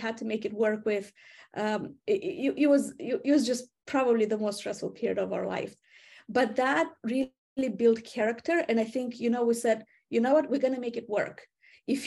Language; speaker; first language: English; non-native, fluent; Romanian